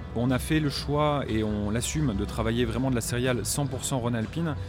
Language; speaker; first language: French; native; French